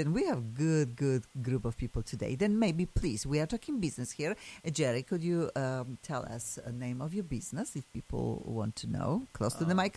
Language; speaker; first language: English; non-native, fluent; Polish